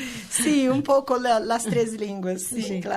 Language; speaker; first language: Spanish; non-native, fluent; Portuguese